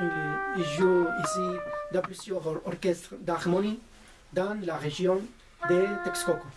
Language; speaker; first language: French; non-native, fluent; Spanish